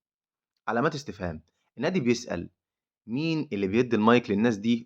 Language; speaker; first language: Arabic; native; Arabic